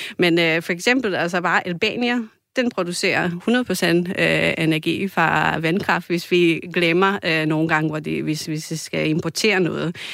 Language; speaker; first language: Danish; non-native, fluent; Croatian